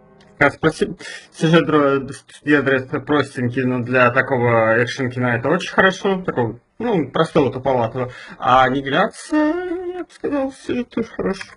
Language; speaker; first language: Russian; native; Russian